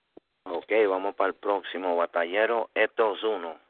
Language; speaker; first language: Spanish; early bilingual, heritage; Spanish